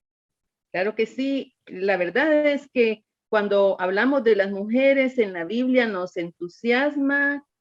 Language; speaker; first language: Spanish; native; Spanish